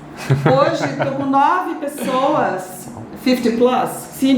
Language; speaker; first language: Portuguese; native; Portuguese